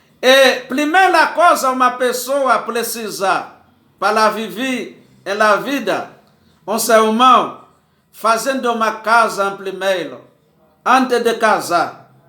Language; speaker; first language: Portuguese; non-native, learner; Haitian Creole